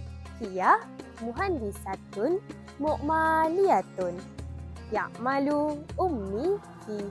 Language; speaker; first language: Arabic; non-native, learner; Malay